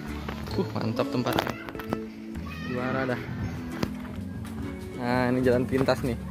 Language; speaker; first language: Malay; non-native, local second language; Sundanese